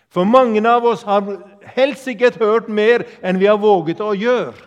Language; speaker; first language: Norwegian; native; Norwegian